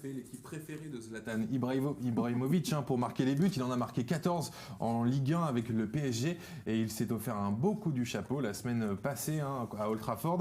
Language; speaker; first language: French; native; French